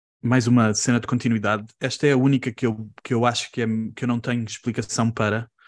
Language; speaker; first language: Portuguese; early bilingual, heritage; Portuguese